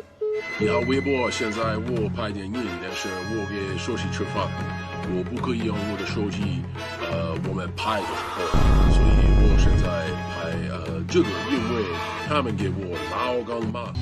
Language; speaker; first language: Chinese; non-native, learner; English